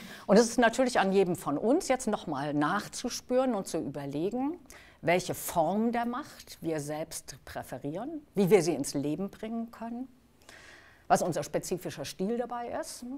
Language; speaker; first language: German; native; German